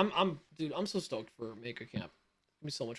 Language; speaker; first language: English; native; English